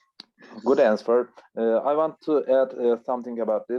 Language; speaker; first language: English; non-native, learner; Turkish